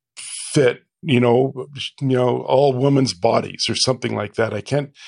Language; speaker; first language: English; native; English